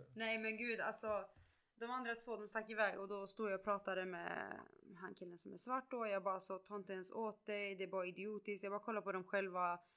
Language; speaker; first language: Swedish; early bilingual, other home language; Kurdish